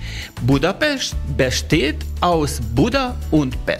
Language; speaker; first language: German; non-native, learner; Hungarian